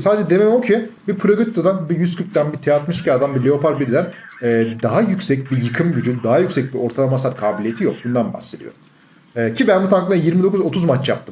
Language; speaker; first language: Turkish; native; Turkish